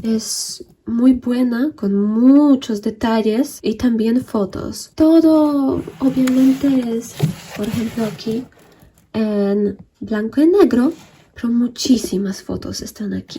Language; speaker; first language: Spanish; non-native, fluent; Polish